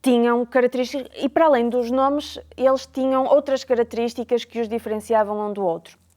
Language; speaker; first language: Portuguese; native; Portuguese